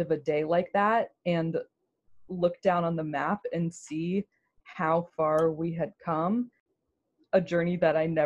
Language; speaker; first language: English; native; English